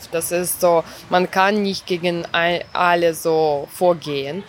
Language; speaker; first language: German; non-native, fluent; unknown